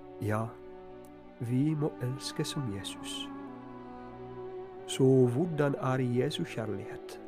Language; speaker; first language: Norwegian; non-native, fluent; Polish